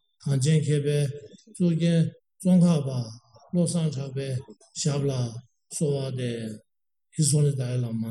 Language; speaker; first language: Russian; non-native, learner; Tibetan